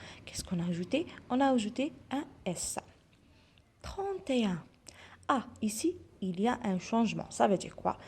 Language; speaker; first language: French; non-native, local second language; Arabic